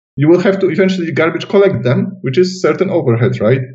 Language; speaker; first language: English; non-native, fluent; Polish